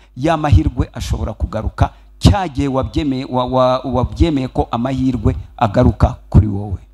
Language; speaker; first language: Kinyarwanda; early bilingual, heritage; Kinyarwanda